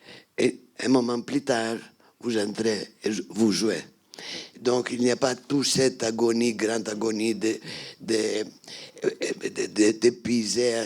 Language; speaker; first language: French; non-native, fluent; Greek